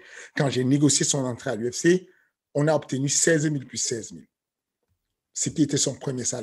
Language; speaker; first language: French; native; French